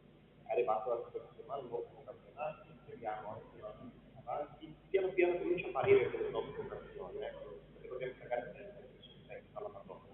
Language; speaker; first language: Italian; non-native, fluent; Portuguese